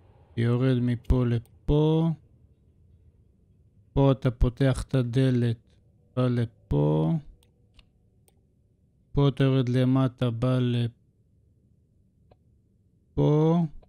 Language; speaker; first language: Hebrew; native; Hebrew